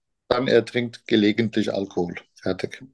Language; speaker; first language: German; non-native, fluent; Turkish